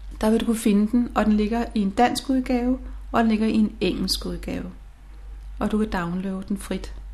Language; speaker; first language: Danish; native; Danish